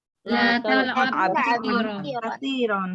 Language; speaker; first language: Arabic; non-native, learner; Indonesian